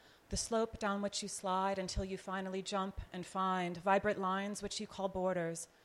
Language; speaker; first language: English; native; English